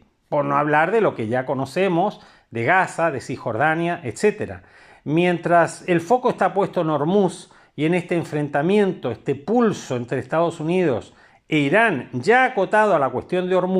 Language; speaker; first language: Spanish; native; Spanish